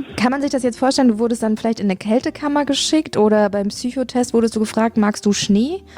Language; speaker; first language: German; native; German